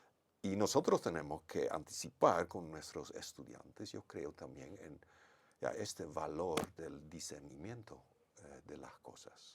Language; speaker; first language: Spanish; non-native, fluent; Dutch